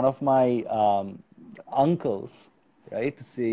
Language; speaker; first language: English; non-native, local second language; Bangla